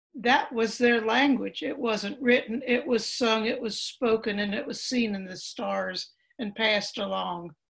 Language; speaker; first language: English; native; English